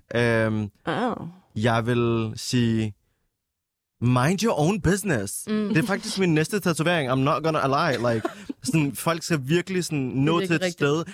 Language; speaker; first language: Danish; early bilingual, other home language; Arabic